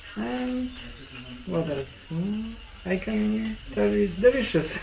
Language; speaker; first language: English; non-native, learner; Polish